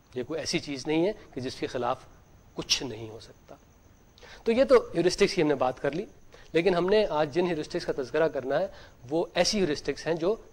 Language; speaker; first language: Urdu; native; Urdu